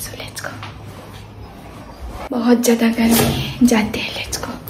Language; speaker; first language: Hindi; non-native, local second language; Bodo